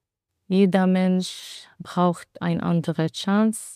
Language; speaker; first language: German; non-native, learner; Arabic